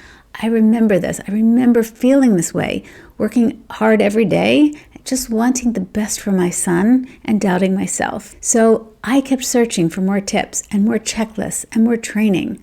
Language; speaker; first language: English; native; English